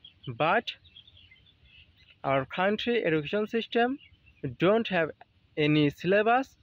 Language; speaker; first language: English; non-native, learner; Bangla